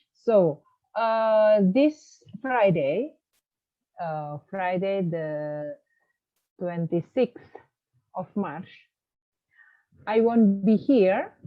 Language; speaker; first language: English; non-native, fluent; Indonesian